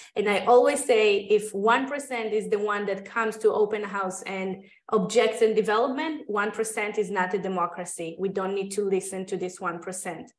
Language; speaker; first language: English; non-native, fluent; Hebrew